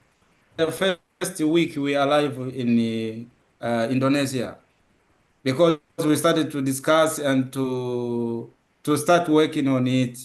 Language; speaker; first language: English; non-native, local second language; Swahili